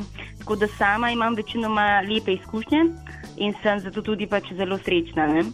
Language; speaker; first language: Slovenian; early bilingual, other home language; Chinese